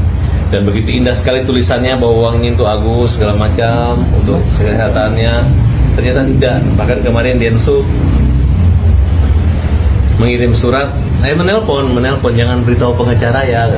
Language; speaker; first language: Indonesian; native; Indonesian